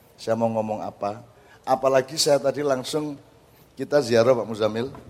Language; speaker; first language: Indonesian; non-native, local second language; Madurese